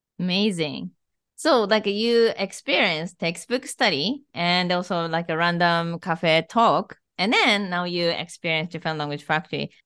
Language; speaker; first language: English; non-native, fluent; Japanese